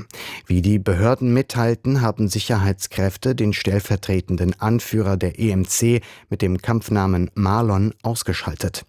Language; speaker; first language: German; native; German